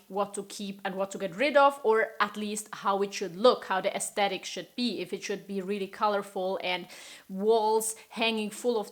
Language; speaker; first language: English; non-native, fluent; German